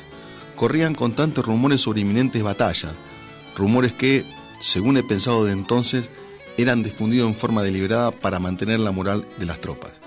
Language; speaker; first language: Spanish; native; Spanish